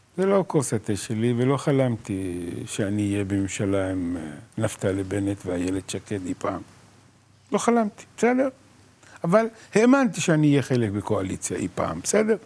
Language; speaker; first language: Hebrew; non-native, local second language; Arabic